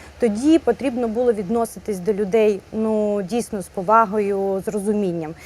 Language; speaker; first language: Ukrainian; non-native, local second language; Russian